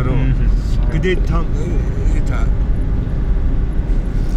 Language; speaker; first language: Russian; non-native, local second language; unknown